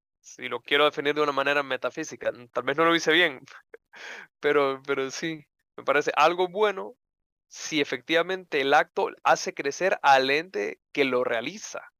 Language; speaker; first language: Spanish; native; Spanish